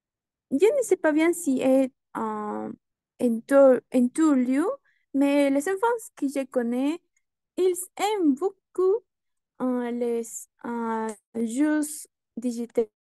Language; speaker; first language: French; non-native, learner; Spanish